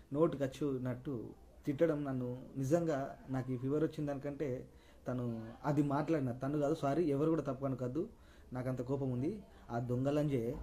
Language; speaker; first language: Telugu; native; Telugu